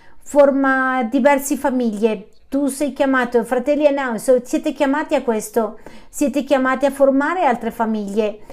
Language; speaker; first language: Italian; non-native, fluent; Spanish